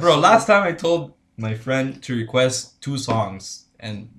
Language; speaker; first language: English; non-native, fluent; Spanish